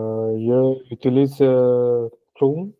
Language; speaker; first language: French; non-native, learner; Punjabi